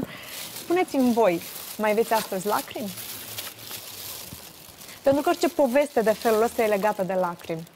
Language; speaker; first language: Romanian; native; Romanian